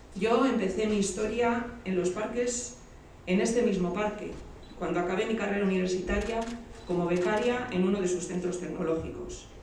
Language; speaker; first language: Spanish; native; Spanish